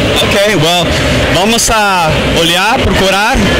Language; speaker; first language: Portuguese; non-native, learner; English